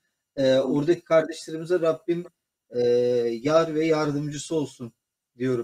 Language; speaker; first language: Turkish; native; Turkish